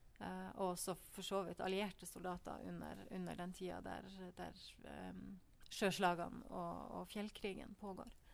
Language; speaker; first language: Norwegian; native; Norwegian